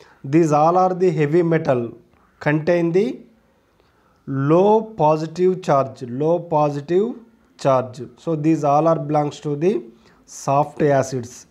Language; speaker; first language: English; non-native, local second language; Telugu